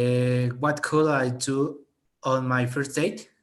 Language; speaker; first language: English; non-native, learner; Spanish